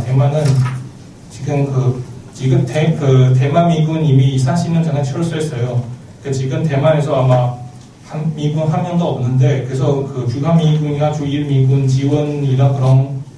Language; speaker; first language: Korean; non-native, learner; Chinese